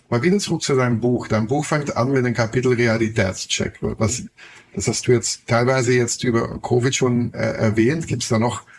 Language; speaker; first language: German; non-native, fluent; Dutch